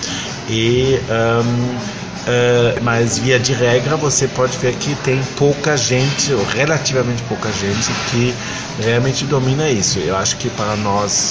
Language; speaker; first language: Portuguese; non-native, fluent; German